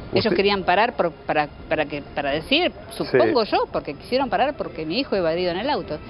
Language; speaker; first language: Spanish; native; Spanish